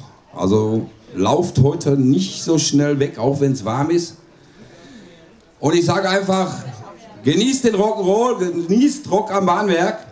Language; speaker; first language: German; native; German